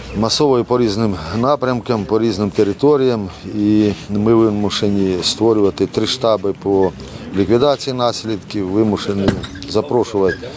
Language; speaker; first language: Ukrainian; native; Ukrainian